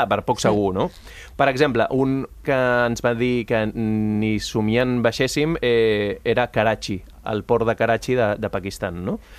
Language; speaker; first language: Catalan; early bilingual, other home language; Spanish